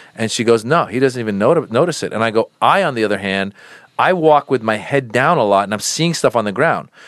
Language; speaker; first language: English; native; English